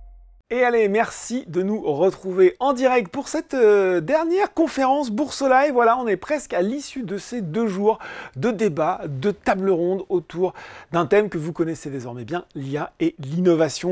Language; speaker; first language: French; native; French